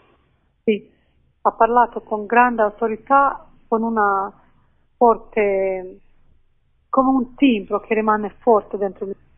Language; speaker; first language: Italian; non-native, fluent; Croatian